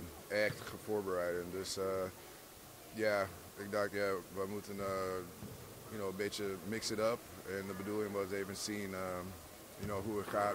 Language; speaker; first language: Dutch; non-native, fluent; English